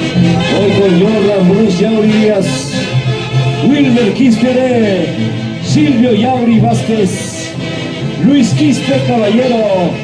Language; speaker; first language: Spanish; native; Spanish